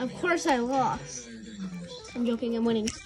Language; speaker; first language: English; native; English